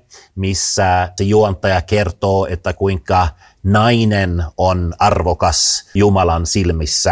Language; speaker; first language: Finnish; early bilingual, heritage; Finnish